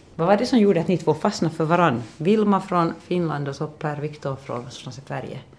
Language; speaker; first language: Swedish; native; Swedish